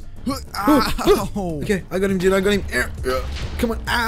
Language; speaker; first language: English; native; English